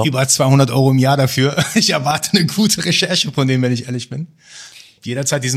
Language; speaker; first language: German; early bilingual, other home language; Persian